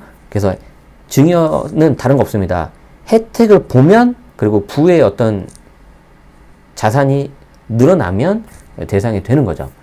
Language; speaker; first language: Korean; native; Korean